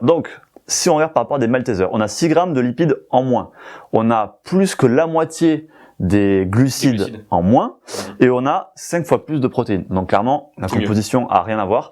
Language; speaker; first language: French; native; French